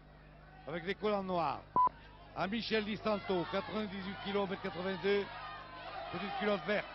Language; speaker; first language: French; native; French